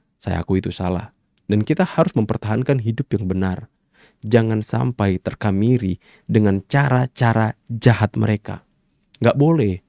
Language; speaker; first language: Indonesian; native; Indonesian